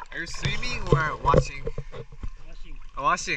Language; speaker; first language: English; non-native, learner; Korean